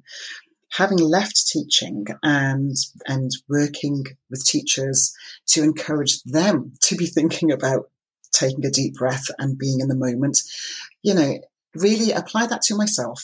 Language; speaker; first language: English; native; English